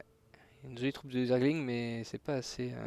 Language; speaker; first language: French; native; French